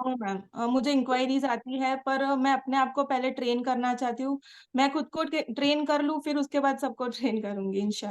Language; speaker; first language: Hindi; native; Hindi